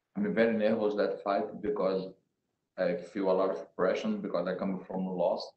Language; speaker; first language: English; non-native, learner; Portuguese